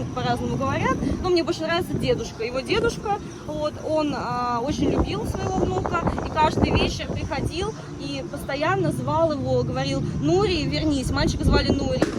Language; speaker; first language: Russian; native; Russian